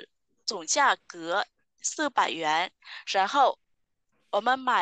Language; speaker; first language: Chinese; non-native, fluent; Vietnamese